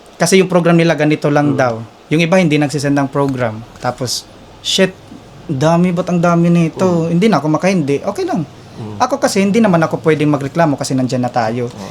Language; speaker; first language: Filipino; non-native, local second language; Waray